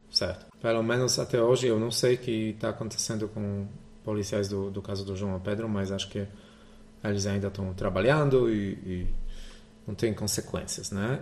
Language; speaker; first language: Portuguese; non-native, fluent; Polish